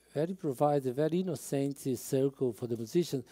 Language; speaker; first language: English; non-native, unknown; Portuguese